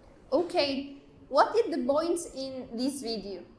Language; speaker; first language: English; non-native, learner; Arabic